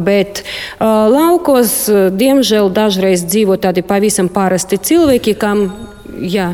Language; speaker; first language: Latvian; non-native, local second language; Russian